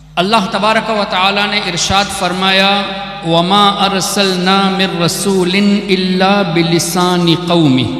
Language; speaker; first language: Urdu; non-native, fluent; Memoni